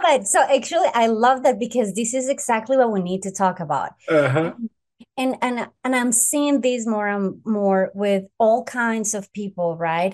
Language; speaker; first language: English; non-native, fluent; Spanish